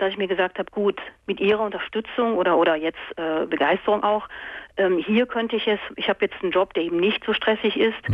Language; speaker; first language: German; native; German